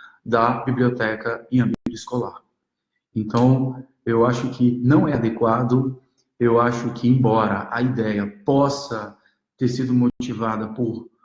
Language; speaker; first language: Portuguese; native; Portuguese